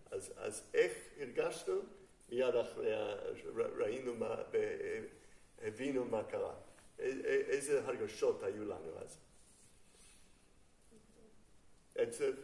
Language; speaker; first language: Hebrew; non-native, fluent; English